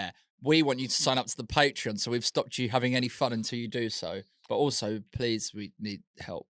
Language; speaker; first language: English; native; English